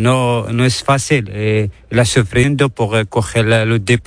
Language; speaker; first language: Spanish; non-native, learner; Arabic